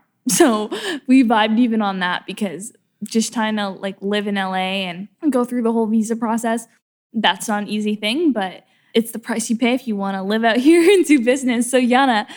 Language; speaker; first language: English; native; English